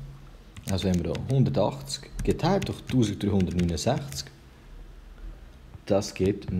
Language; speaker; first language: German; early bilingual, other home language; Albanian